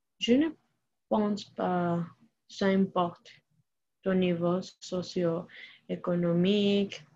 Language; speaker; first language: French; non-native, learner; Spanish